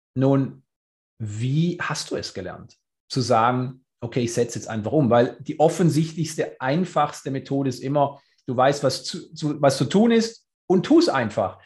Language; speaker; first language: German; native; German